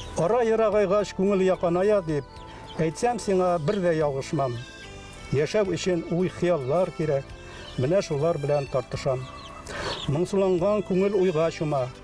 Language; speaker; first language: Tatar; native; Tatar